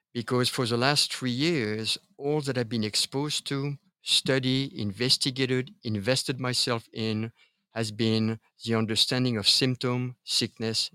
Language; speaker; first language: English; non-native, fluent; French